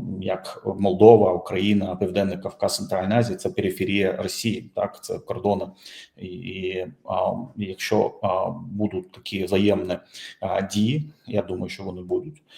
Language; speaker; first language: Ukrainian; non-native, fluent; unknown